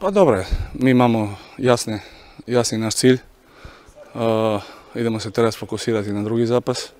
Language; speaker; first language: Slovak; non-native, learner; Croatian